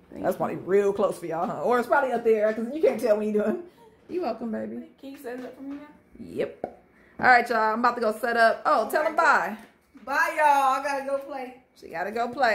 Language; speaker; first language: English; native; English